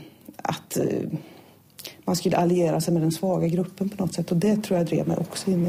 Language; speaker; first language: Swedish; native; Swedish